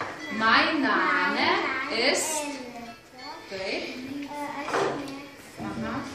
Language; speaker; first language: German; non-native, fluent; Lithuanian